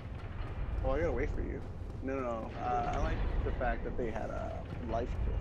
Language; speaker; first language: English; native; English